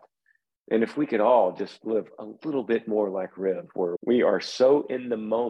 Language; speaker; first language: English; native; English